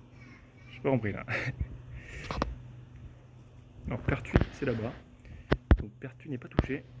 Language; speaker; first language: French; native; French